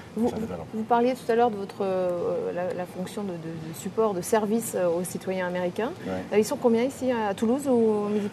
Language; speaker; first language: French; native; French